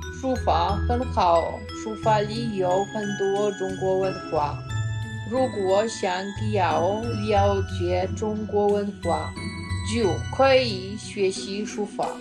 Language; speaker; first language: Chinese; non-native, learner; Polish